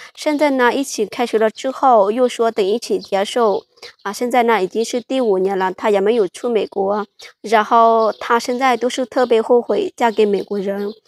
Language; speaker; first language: Chinese; non-native, fluent; Hmong